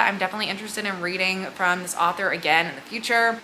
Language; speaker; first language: English; native; English